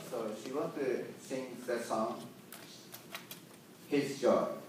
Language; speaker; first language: English; non-native, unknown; Japanese